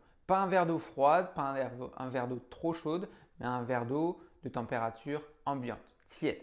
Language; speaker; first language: French; native; French